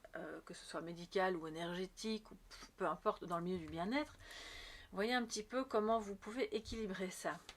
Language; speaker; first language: French; native; French